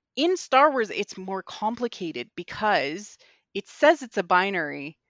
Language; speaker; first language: English; native; English